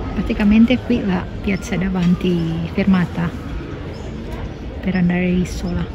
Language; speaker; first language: Italian; non-native, learner; Indonesian